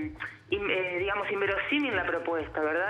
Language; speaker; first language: Spanish; native; Spanish